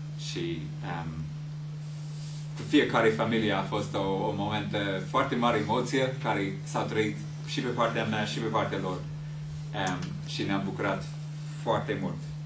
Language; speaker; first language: Romanian; non-native, fluent; English